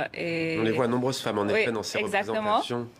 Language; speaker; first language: French; native; French